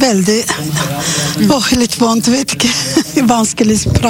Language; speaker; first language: Norwegian; non-native, learner; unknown